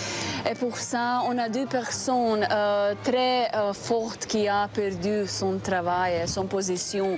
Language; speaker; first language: French; non-native, fluent; Slovenian